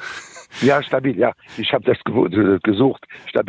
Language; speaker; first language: German; non-native, learner; French